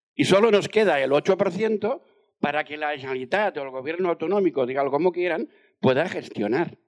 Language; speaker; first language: Spanish; non-native, fluent; French